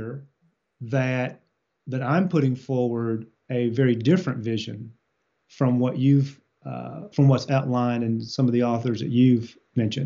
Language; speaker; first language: English; native; English